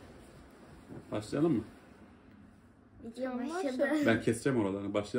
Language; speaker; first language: Turkish; early bilingual, heritage; Turkish